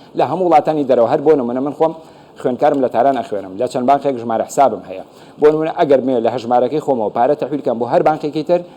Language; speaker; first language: Central Kurdish; native; Central Kurdish